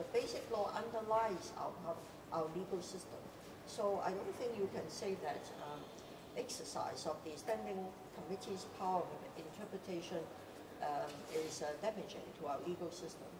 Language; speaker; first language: English; non-native, local second language; Cantonese